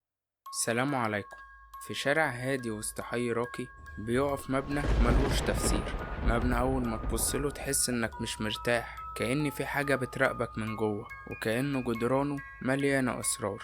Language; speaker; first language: Arabic; native; Arabic